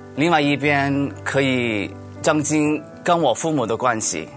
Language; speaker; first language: Chinese; early bilingual, heritage; Chinese